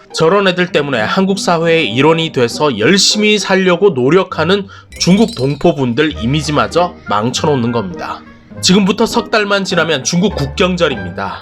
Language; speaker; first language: Korean; native; Korean